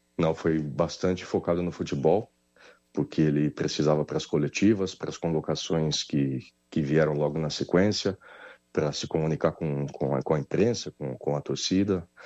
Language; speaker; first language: Portuguese; native; Portuguese